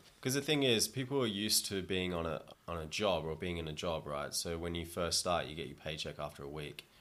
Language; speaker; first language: English; native; English